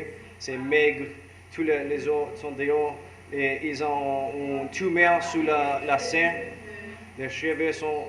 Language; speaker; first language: French; non-native, learner; English